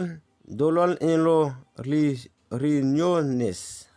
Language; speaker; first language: Spanish; non-native, learner; Haitian Creole